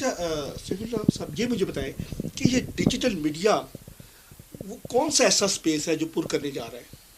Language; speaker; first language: Urdu; non-native, local second language; Punjabi